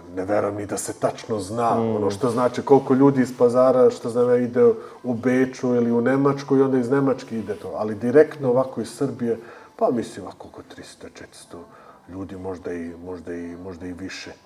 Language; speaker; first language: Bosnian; early bilingual, heritage; Bosnian